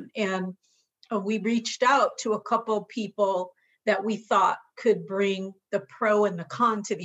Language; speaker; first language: English; native; English